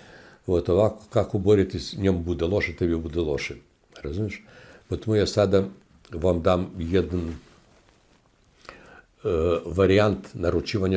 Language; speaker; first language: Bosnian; non-native, learner; Russian